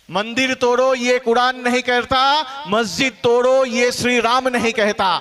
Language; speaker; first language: Hindi; non-native, local second language; Bangla